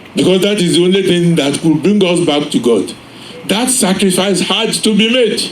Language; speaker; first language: English; non-native, local second language; Yoruba